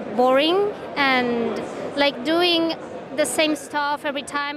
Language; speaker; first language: English; non-native, fluent; Spanish